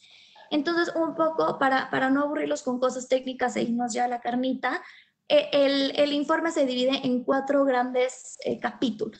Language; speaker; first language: Spanish; native; Spanish